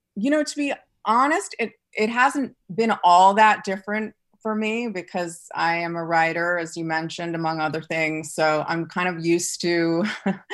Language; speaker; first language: English; native; English